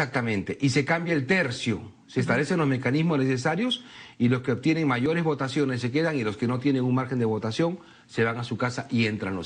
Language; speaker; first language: Spanish; native; Spanish